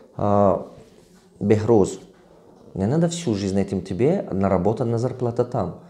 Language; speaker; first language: Russian; non-native, local second language; Tajik